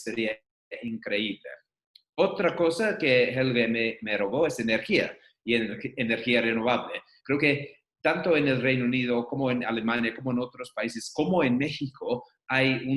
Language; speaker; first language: Spanish; non-native, fluent; English